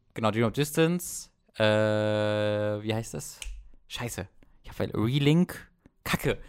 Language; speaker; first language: German; native; German